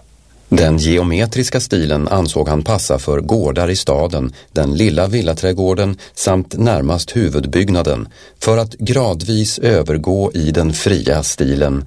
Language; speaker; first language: Swedish; native; Swedish